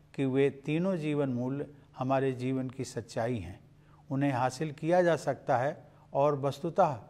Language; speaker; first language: Hindi; native; Hindi